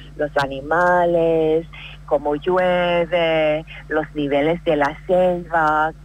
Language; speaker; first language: Spanish; non-native, fluent; English